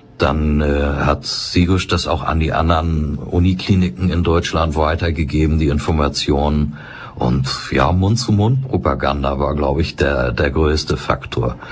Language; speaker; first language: German; native; German